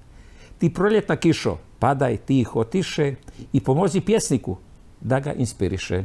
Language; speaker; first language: Croatian; native; Croatian